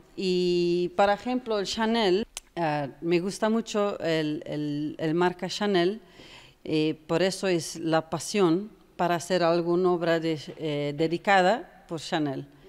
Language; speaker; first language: Spanish; non-native, learner; English